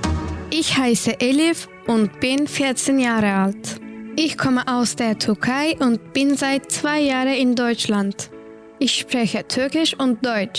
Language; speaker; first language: German; non-native, learner; Turkish